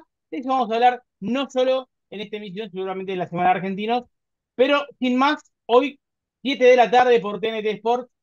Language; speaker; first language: Spanish; native; Spanish